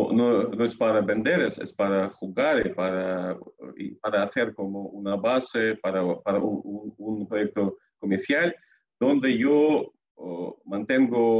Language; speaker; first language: Spanish; non-native, fluent; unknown